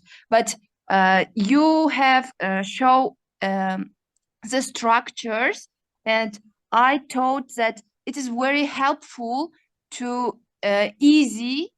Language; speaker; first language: English; non-native, learner; Uzbek